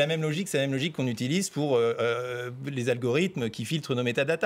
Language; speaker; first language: French; native; French